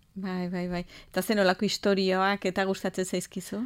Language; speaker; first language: Basque; native; Basque